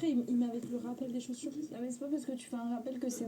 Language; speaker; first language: French; native; French